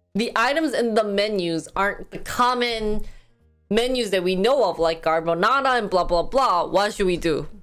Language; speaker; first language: English; early bilingual, other home language; Korean